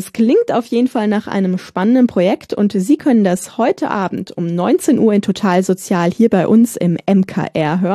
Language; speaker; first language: German; native; German